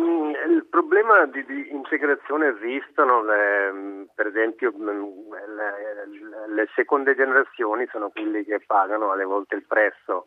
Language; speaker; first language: Italian; non-native, fluent; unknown